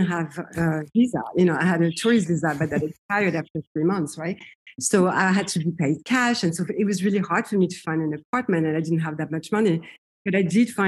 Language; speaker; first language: English; non-native, fluent; French